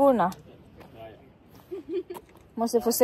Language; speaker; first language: Swedish; non-native, learner; Filipino